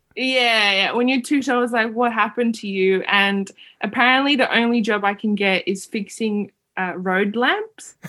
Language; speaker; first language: English; early bilingual, other home language; Uyghur